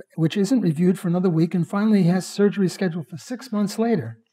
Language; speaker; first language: English; native; English